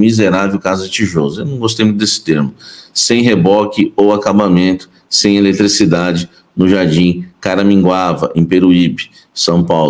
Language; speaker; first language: Portuguese; native; Portuguese